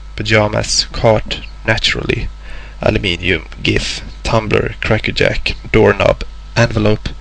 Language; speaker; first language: English; non-native, fluent; Swedish